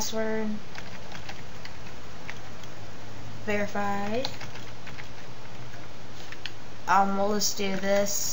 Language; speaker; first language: English; native; English